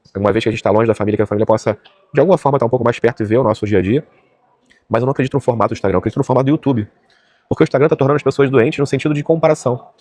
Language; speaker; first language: Portuguese; native; Portuguese